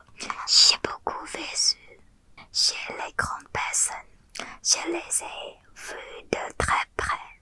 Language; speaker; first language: French; non-native, learner; Thai